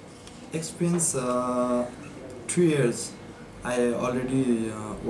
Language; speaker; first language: English; non-native, learner; Nepali